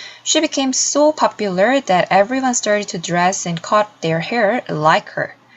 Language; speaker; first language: English; non-native, fluent; Korean